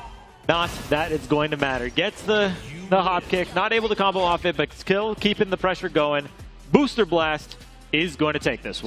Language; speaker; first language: English; native; English